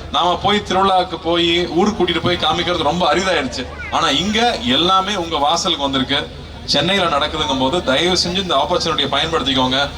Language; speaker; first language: Tamil; native; Tamil